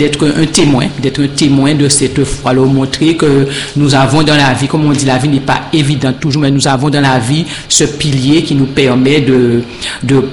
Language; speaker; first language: French; native; French